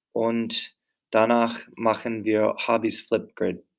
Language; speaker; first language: German; non-native, fluent; English